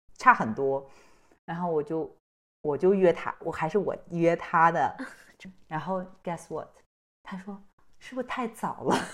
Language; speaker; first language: Chinese; non-native, local second language; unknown